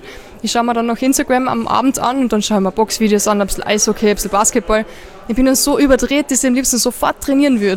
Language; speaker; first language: German; native; German